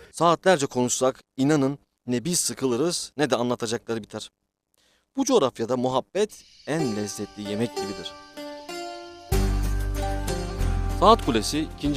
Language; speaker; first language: Turkish; native; Turkish